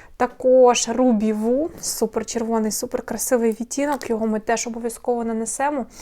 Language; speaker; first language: Ukrainian; non-native, local second language; Russian